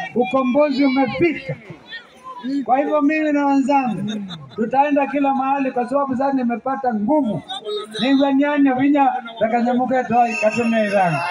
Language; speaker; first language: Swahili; non-native, local second language; Kamba